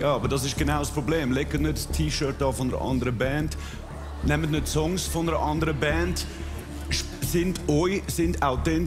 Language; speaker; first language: German; native; German